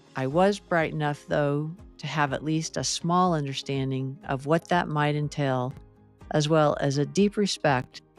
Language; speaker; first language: English; native; English